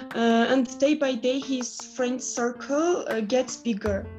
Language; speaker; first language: English; non-native, fluent; Armenian